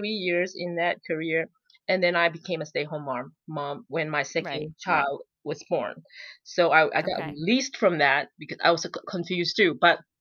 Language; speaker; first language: English; non-native, local second language; Chinese